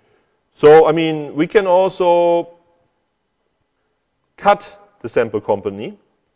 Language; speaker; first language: English; non-native, fluent; German